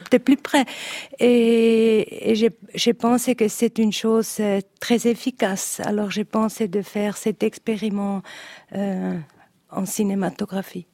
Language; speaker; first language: French; non-native, learner; Italian